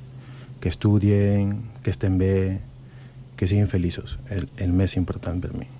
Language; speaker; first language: Catalan; non-native, learner; Spanish